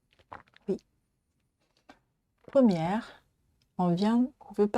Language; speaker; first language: French; non-native, learner; Japanese